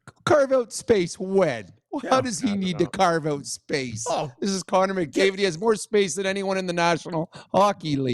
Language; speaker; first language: English; native; English